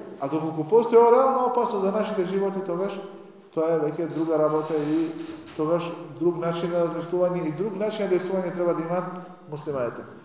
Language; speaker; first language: Macedonian; non-native, local second language; Albanian